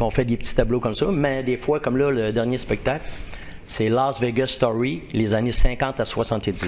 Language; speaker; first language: French; native; French